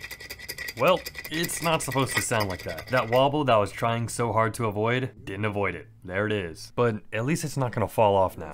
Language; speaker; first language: English; native; English